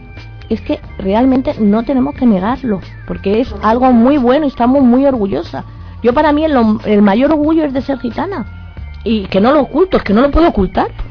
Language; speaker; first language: Spanish; native; Spanish